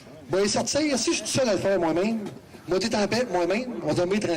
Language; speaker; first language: French; native; French